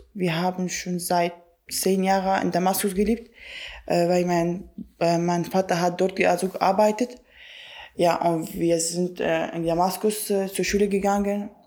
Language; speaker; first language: German; non-native, learner; Kurdish